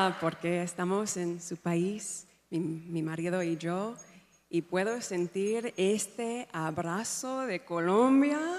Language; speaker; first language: Spanish; non-native, fluent; English